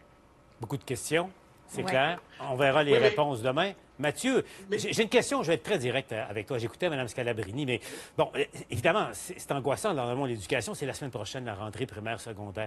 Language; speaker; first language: French; native; French